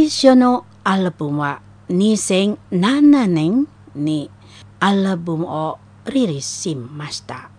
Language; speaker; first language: Japanese; non-native, fluent; Indonesian